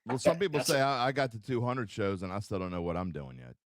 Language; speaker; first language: English; native; English